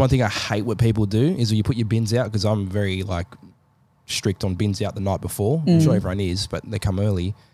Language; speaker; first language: English; native; English